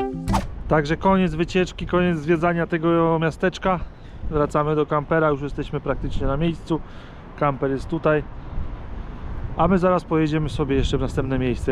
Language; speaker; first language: Polish; native; Polish